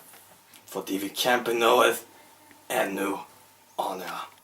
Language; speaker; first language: Danish; non-native, learner; Icelandic